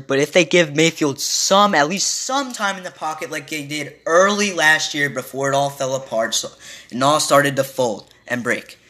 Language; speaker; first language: English; native; English